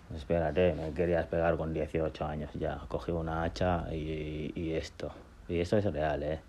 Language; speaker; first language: Spanish; non-native, fluent; Wolof